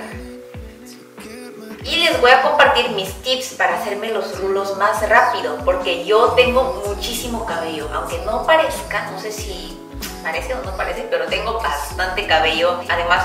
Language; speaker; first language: Spanish; non-native, fluent; Korean